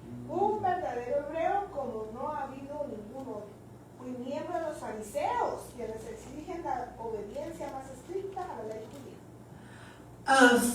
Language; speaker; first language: Spanish; early bilingual, heritage; Spanish